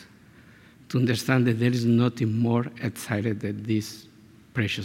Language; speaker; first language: English; non-native, fluent; Spanish